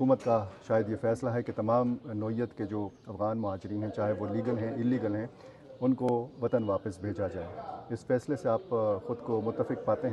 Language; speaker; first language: Urdu; non-native, local second language; Pashto